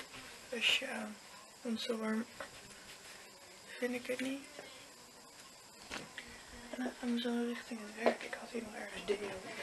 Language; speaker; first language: Dutch; native; Dutch